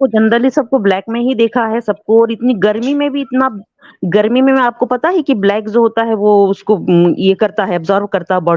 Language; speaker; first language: Hindi; native; Hindi